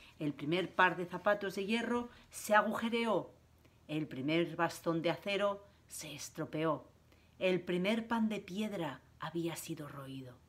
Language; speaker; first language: Spanish; native; Spanish